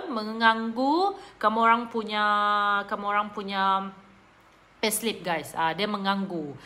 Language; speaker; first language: Malay; native; Malay